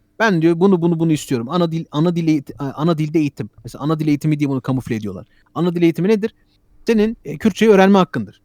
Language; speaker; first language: Turkish; early bilingual, heritage; Turkish